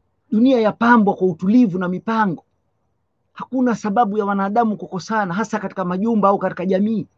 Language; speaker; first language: Swahili; native; Swahili